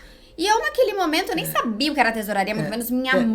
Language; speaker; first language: Portuguese; native; Portuguese